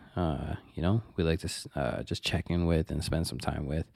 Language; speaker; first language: English; native; English